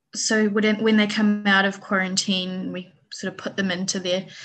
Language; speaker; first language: English; native; English